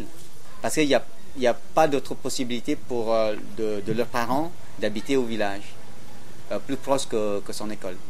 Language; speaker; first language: French; non-native, learner; Indonesian